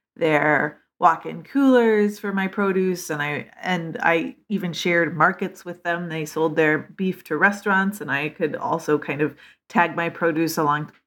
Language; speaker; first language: English; native; English